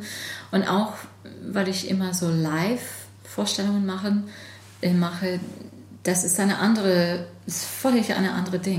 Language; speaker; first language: German; non-native, fluent; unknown